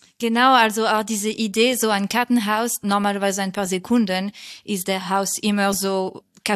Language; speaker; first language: German; non-native, fluent; French